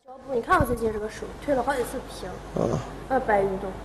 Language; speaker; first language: Chinese; native; Chinese